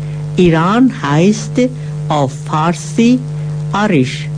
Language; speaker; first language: German; non-native, fluent; Persian